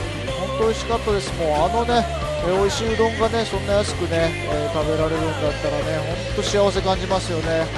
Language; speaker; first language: Japanese; native; Japanese